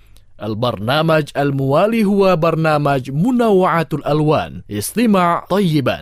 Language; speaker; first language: Arabic; non-native, fluent; Indonesian